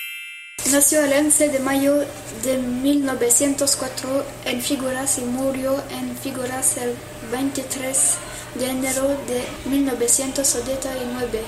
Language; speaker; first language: Spanish; non-native, learner; French